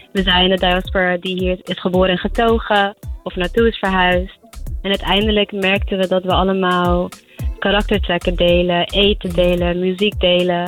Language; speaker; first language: Dutch; early bilingual, other home language; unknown